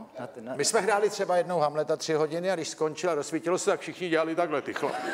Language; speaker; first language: Czech; native; Czech